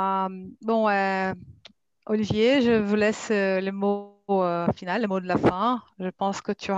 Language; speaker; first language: French; non-native, fluent; Portuguese